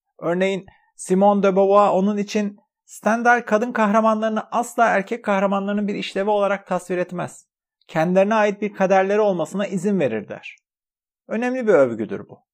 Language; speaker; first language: Turkish; native; Turkish